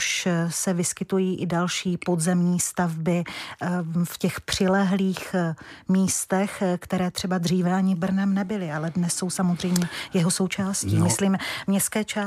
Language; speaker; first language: Czech; native; Czech